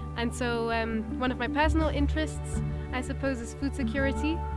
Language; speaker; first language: English; non-native, fluent; Dutch